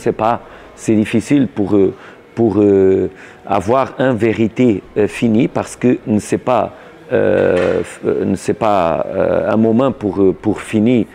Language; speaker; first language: French; non-native, learner; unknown